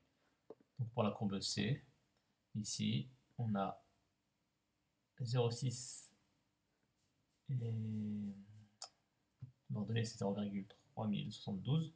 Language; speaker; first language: French; native; French